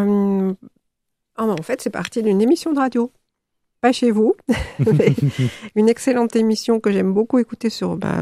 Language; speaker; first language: French; native; French